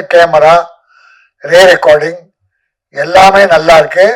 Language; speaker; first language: Tamil; native; Tamil